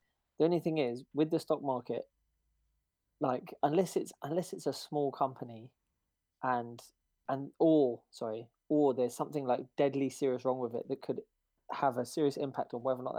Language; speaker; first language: English; native; English